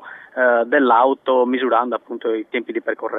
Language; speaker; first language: Italian; native; Italian